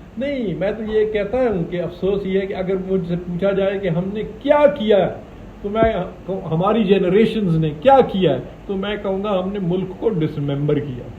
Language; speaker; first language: Urdu; native; Urdu